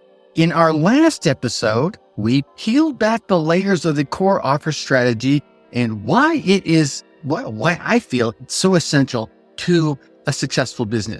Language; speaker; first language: English; native; English